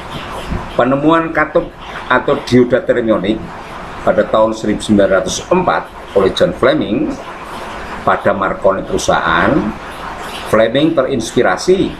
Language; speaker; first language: Indonesian; native; Indonesian